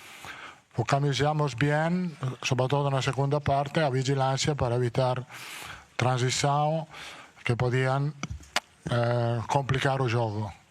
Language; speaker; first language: Portuguese; non-native, learner; Italian